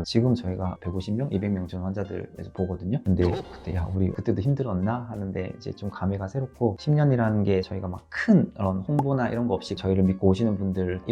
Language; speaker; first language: Korean; native; Korean